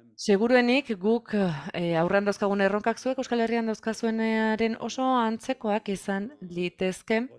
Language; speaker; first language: Basque; non-native, fluent; French